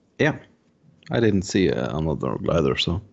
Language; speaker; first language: English; non-native, fluent; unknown